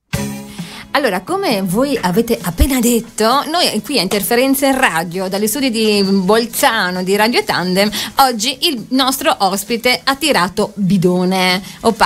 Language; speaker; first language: Italian; native; Italian